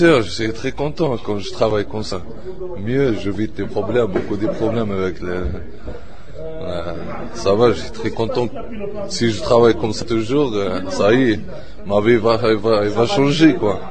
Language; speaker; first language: French; non-native, learner; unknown